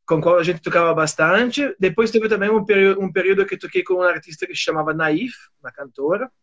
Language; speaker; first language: Portuguese; non-native, fluent; Italian